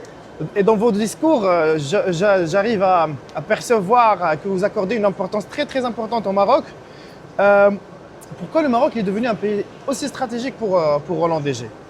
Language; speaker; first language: French; non-native, local second language; Arabic